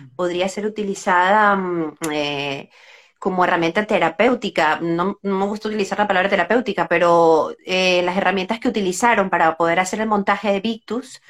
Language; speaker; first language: Spanish; native; Spanish